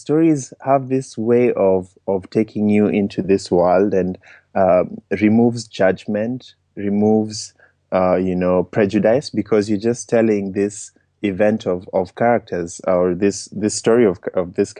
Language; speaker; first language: English; non-native, local second language; Luo (Kenya and Tanzania)